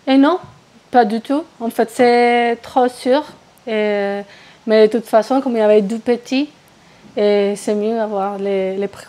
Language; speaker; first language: French; non-native, fluent; Spanish